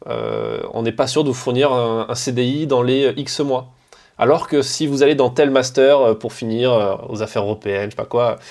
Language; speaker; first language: French; native; French